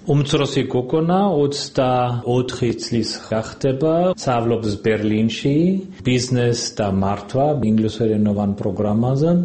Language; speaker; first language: Georgian; non-native, fluent; German